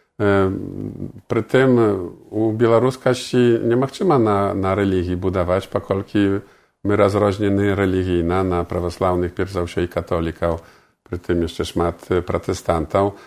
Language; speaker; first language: Polish; non-native, local second language; Belarusian